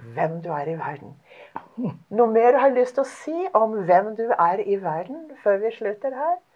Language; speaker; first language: Norwegian; non-native, fluent; English